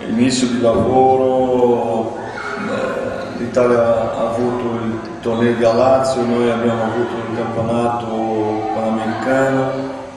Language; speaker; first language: Italian; non-native, fluent; Portuguese